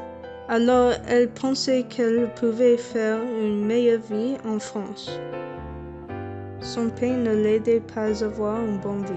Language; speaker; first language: French; non-native, learner; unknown